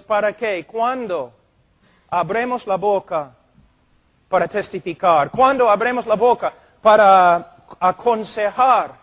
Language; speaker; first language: Spanish; non-native, fluent; English